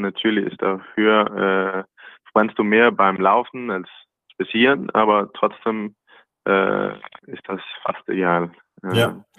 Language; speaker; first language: German; non-native, learner; Danish